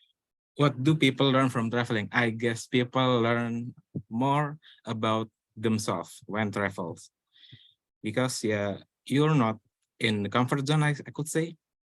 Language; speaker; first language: English; non-native, learner; Indonesian